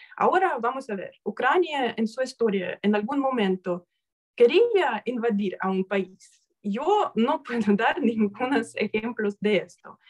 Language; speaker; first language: Spanish; non-native, fluent; Russian